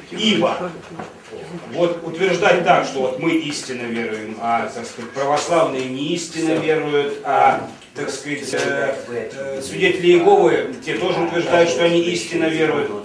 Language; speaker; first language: Russian; native; Russian